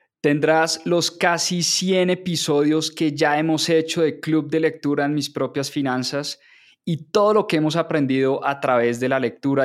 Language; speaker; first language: Spanish; native; Spanish